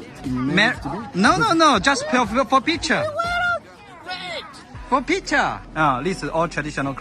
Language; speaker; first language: English; non-native, learner; Chinese